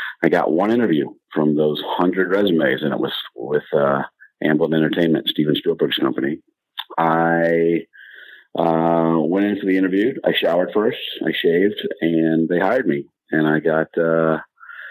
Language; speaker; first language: English; native; English